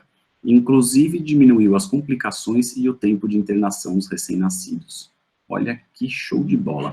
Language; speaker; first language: Portuguese; native; Portuguese